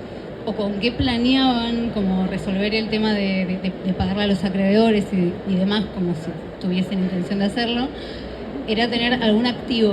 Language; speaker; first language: Spanish; native; Spanish